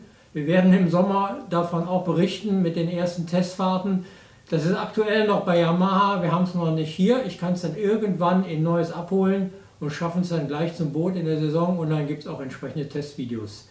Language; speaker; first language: German; native; German